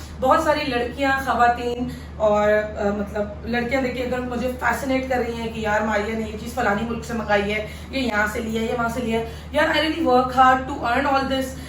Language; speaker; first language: Urdu; native; Urdu